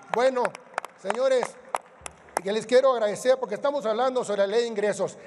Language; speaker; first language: Spanish; native; Spanish